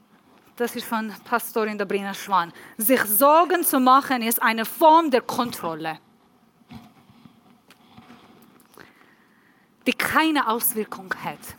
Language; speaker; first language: German; non-native, learner; Persian